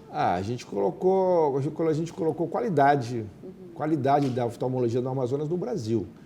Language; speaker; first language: Portuguese; native; Portuguese